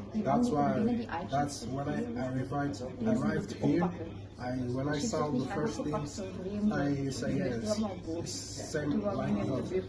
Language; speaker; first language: English; non-native, learner; Portuguese